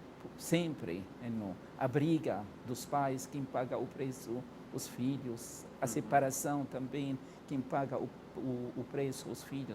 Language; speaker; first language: Portuguese; non-native, fluent; Arabic